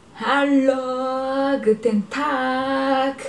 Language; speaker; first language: German; non-native, learner; Japanese